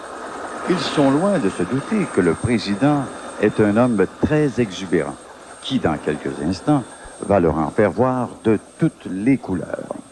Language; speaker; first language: French; native; French